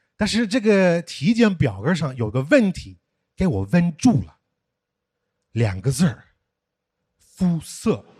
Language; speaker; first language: Chinese; non-native, fluent; English